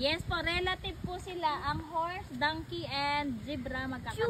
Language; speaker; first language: Filipino; native; Filipino